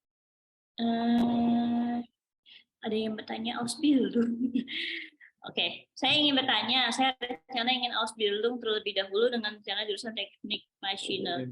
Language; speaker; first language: Indonesian; native; Indonesian